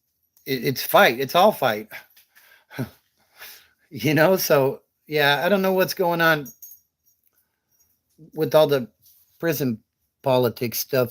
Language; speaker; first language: English; native; English